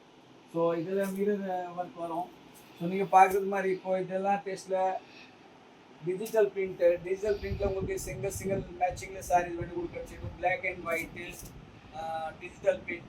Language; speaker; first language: Tamil; non-native, fluent; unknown